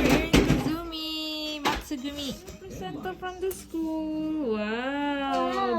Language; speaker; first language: English; non-native, local second language; Filipino